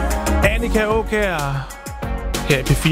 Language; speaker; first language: Danish; native; Danish